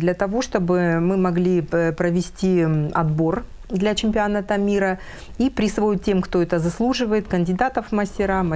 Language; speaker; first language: Russian; native; Russian